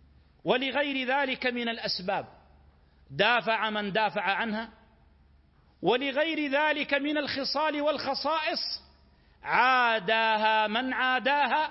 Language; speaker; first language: Arabic; native; Arabic